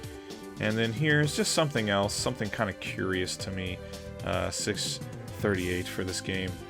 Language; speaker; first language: English; native; English